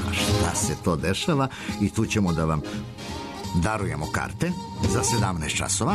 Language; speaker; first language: Serbian; native; Serbian